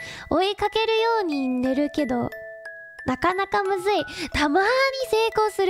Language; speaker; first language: Japanese; non-native, fluent; English